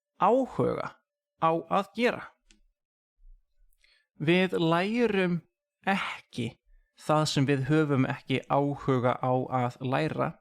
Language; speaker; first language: Icelandic; non-native, fluent; English